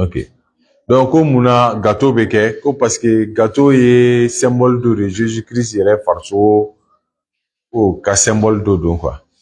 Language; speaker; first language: French; non-native, local second language; Bambara